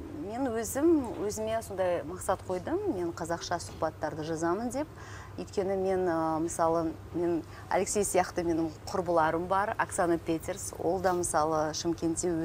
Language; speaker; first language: Kazakh; non-native, local second language; Russian